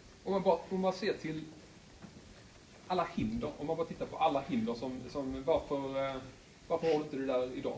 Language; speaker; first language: Swedish; native; Swedish